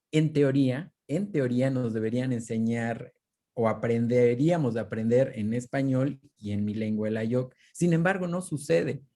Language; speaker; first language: Spanish; non-native, local second language; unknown